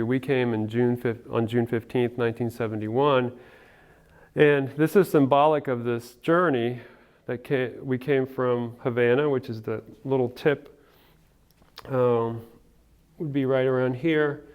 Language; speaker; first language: English; early bilingual, other home language; Spanish